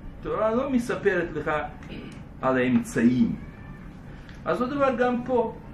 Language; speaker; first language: Hebrew; non-native, fluent; Russian